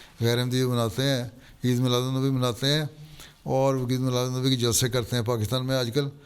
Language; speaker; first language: Urdu; native; Urdu